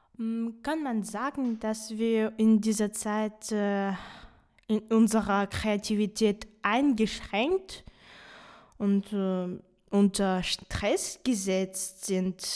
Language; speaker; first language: German; non-native, fluent; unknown